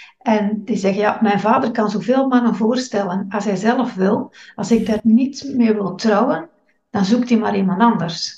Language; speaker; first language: Dutch; native; Dutch